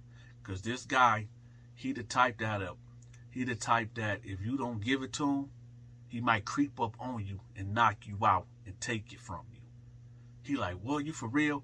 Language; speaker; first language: English; native; English